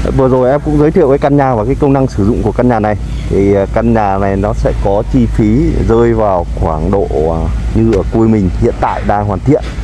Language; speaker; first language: Vietnamese; non-native, local second language; Iu Mien